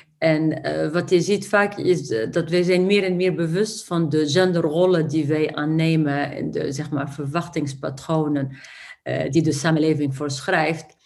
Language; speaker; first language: Dutch; non-native, fluent; Arabic